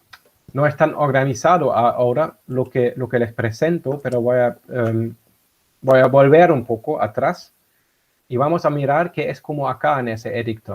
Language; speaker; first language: Spanish; non-native, fluent; German